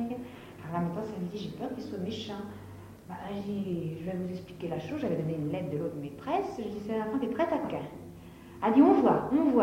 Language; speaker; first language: French; native; French